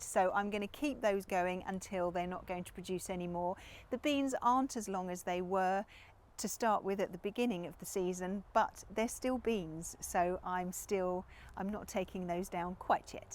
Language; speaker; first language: English; native; English